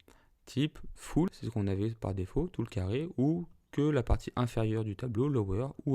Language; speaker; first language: French; native; French